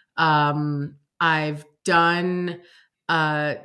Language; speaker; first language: English; native; English